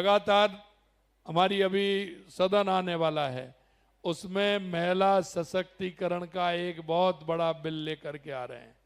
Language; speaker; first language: Hindi; native; Hindi